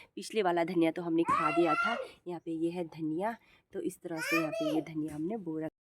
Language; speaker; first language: Hindi; non-native, local second language; Garhwali